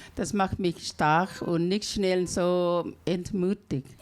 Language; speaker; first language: German; non-native, learner; Thai